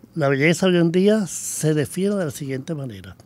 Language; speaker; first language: Spanish; native; Spanish